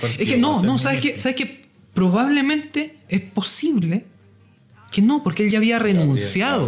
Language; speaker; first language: Spanish; native; Spanish